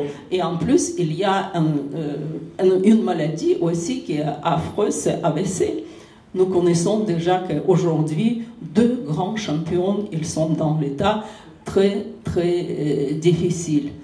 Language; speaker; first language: French; non-native, fluent; Russian